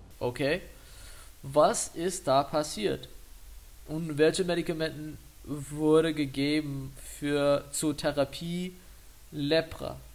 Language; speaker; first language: German; non-native, fluent; English